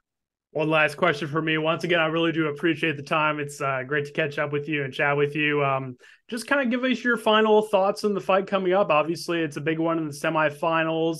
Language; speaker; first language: English; native; English